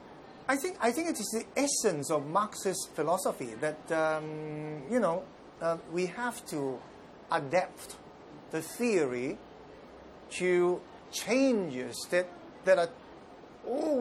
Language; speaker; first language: English; non-native, local second language; Cantonese